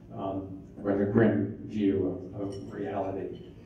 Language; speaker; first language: English; native; English